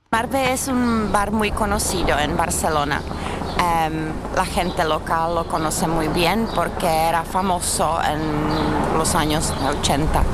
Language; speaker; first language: Spanish; non-native, learner; Czech